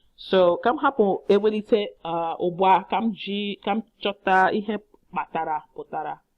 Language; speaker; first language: Igbo; non-native, learner; English